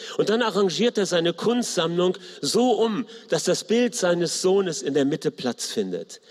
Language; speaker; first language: German; native; German